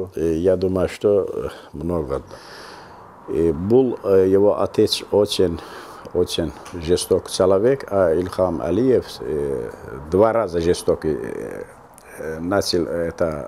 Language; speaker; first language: Russian; non-native, local second language; Azerbaijani